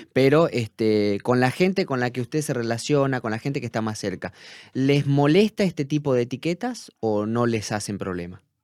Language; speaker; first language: Spanish; native; Spanish